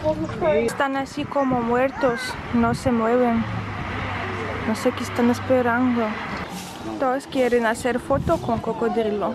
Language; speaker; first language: Spanish; non-native, fluent; Russian